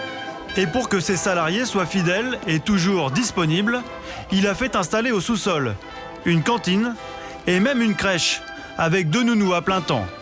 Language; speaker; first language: French; native; French